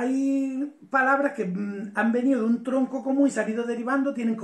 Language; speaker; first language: Spanish; native; Spanish